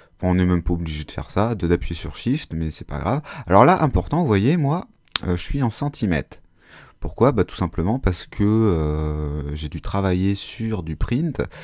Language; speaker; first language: French; native; French